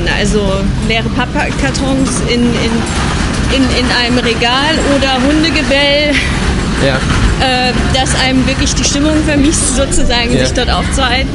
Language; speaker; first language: German; native; German